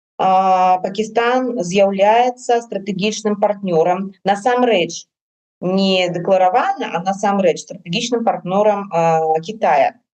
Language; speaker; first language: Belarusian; non-native, local second language; Russian